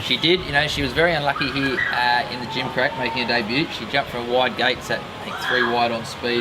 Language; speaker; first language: English; native; English